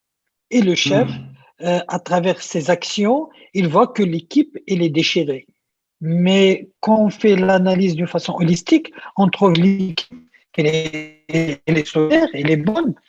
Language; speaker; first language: French; non-native, local second language; Arabic